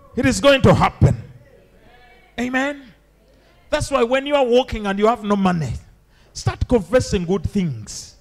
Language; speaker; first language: English; non-native, local second language; Ganda